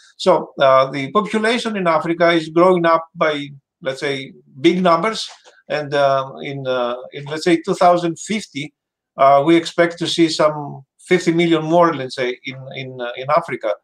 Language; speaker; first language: English; non-native, fluent; Greek